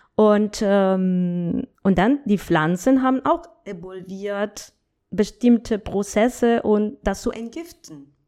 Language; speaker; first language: German; non-native, fluent; Spanish